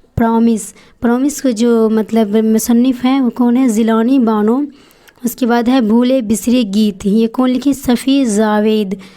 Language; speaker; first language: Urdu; native; Urdu